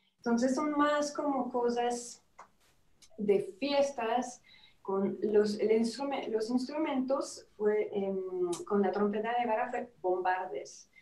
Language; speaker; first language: Spanish; non-native, fluent; French